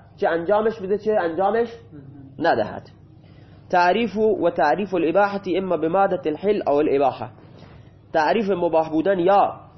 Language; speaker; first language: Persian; non-native, local second language; Baluchi